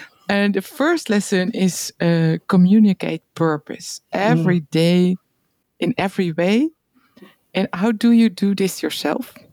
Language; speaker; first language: English; non-native, fluent; Dutch